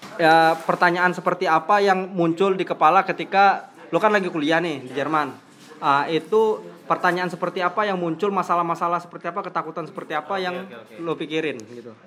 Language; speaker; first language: Indonesian; native; Indonesian